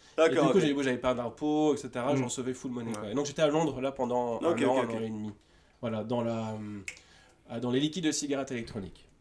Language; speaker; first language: French; native; French